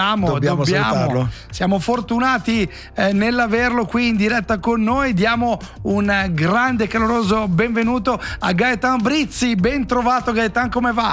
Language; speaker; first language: Italian; native; Italian